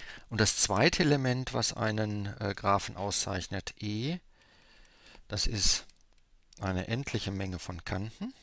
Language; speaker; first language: German; native; German